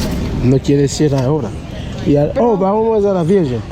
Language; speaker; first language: Spanish; non-native, learner; Haitian Creole